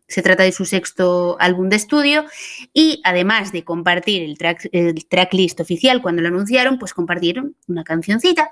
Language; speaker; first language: Spanish; native; Spanish